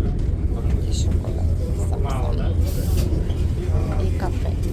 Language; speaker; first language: French; non-native, fluent; Russian